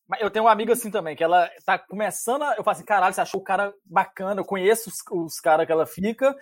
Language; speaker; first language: Portuguese; native; Portuguese